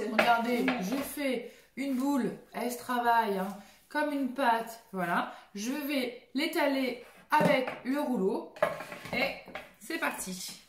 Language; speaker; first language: French; native; French